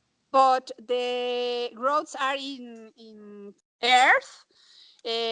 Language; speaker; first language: English; non-native, learner; Spanish